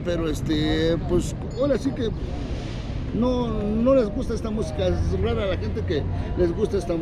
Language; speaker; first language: Spanish; native; Spanish